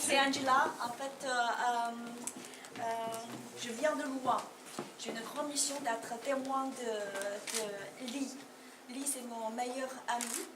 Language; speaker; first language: French; non-native, learner; Chinese